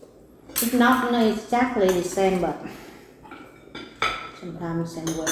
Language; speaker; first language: English; non-native, learner; Vietnamese